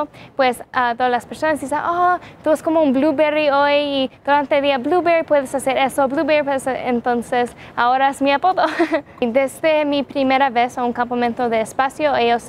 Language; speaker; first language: Spanish; non-native, learner; English